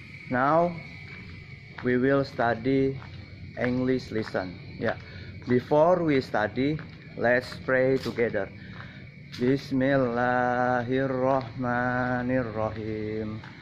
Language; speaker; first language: English; non-native, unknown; Indonesian